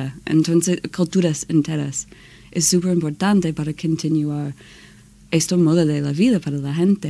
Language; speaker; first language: Spanish; non-native, learner; English